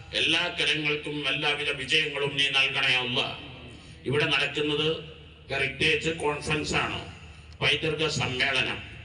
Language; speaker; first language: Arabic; non-native, fluent; Malayalam